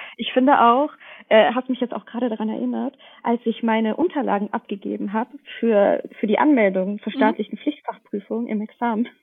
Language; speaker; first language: German; early bilingual, other home language; Russian